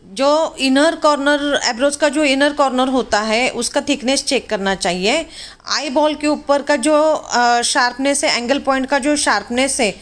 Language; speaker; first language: Hindi; non-native, local second language; Marathi